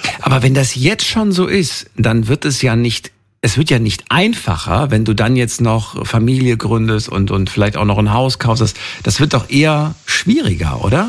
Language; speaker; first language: German; native; German